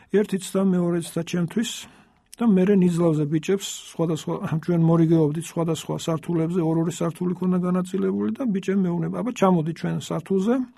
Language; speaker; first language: Georgian; native; Georgian